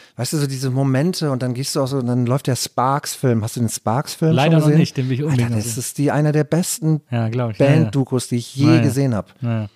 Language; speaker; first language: German; native; German